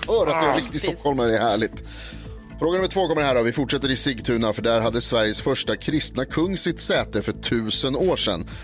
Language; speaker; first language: Swedish; native; Swedish